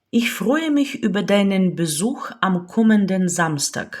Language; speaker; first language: German; non-native, fluent; Ukrainian